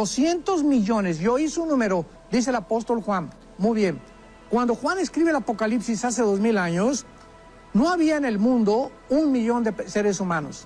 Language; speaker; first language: Spanish; native; Spanish